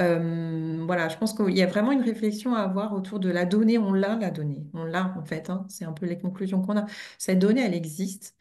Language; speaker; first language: French; native; French